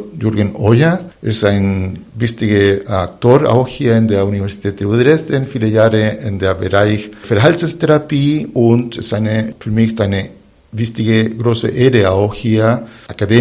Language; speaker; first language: German; non-native, fluent; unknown